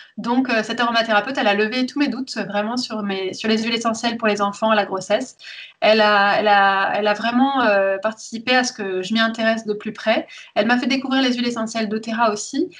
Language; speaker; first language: French; early bilingual, heritage; French